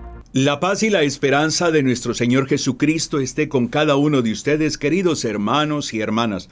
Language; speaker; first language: Spanish; native; Spanish